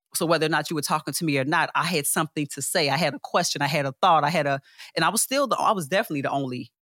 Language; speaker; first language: English; native; English